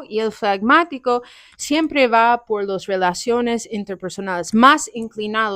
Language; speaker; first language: Spanish; non-native, fluent; English